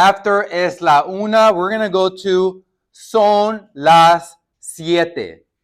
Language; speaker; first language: Spanish; non-native, fluent; English